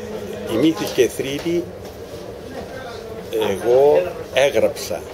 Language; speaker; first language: Greek; non-native, learner; Ukrainian